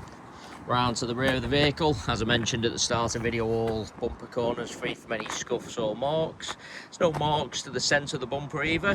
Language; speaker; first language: English; native; English